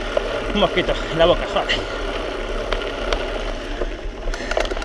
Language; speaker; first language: Spanish; native; Spanish